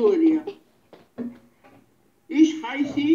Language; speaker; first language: German; non-native, learner; Maltese